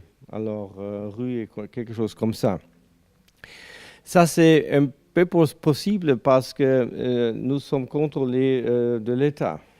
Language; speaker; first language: French; non-native, learner; German